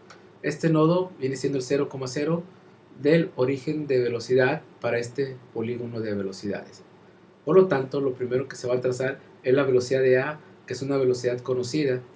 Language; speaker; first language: Spanish; native; Spanish